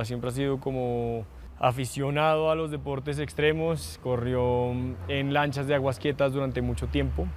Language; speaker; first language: Spanish; native; Spanish